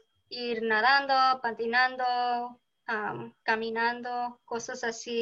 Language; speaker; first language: Spanish; early bilingual, heritage; Spanish